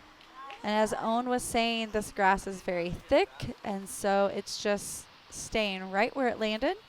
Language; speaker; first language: English; native; English